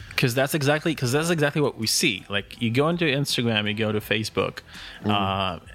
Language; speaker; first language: English; early bilingual, other home language; Russian